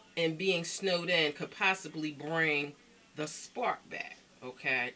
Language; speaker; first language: English; native; English